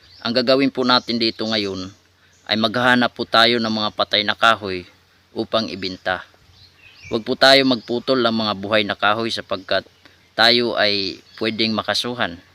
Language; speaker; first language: Filipino; non-native, local second language; Waray